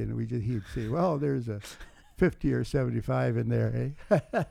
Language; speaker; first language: English; native; English